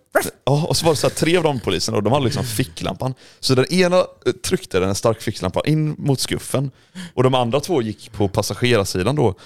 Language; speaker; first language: Swedish; native; Swedish